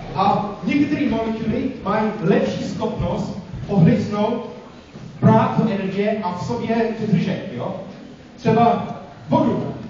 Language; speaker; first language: Czech; non-native, fluent; English